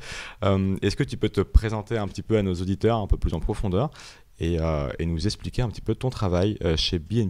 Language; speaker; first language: French; native; French